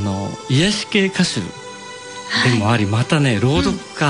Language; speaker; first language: Japanese; native; Japanese